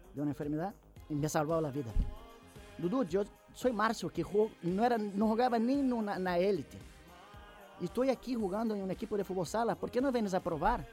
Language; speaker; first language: Spanish; non-native, fluent; Portuguese